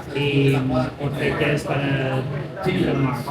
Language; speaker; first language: Spanish; non-native, learner; English